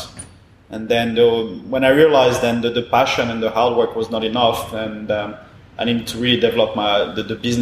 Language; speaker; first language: English; non-native, fluent; French